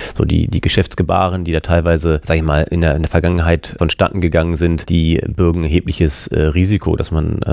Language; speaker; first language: German; native; German